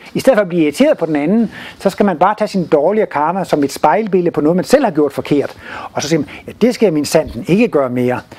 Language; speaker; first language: Danish; native; Danish